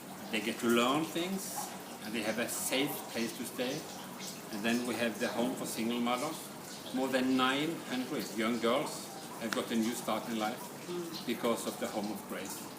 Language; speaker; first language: English; non-native, fluent; Norwegian